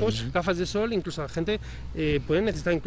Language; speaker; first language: Spanish; native; Spanish